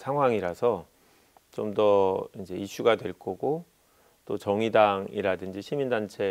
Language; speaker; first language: Korean; native; Korean